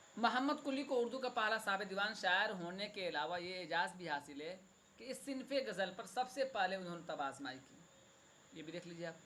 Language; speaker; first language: Urdu; native; Urdu